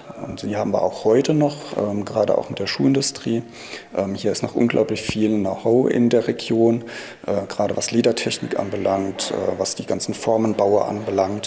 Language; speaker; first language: German; native; German